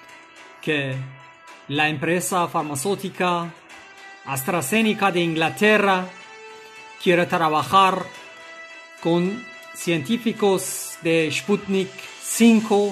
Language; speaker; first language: Spanish; non-native, fluent; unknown